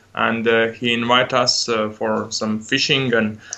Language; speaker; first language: English; non-native, learner; Latvian